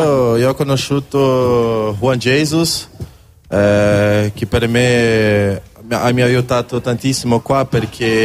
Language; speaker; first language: Italian; non-native, learner; Portuguese